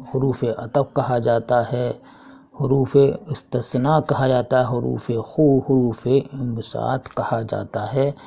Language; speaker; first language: Urdu; native; Urdu